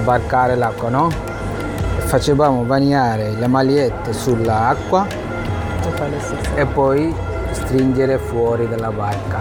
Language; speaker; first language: Italian; non-native, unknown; Bangla